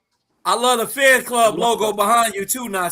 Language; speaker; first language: English; native; English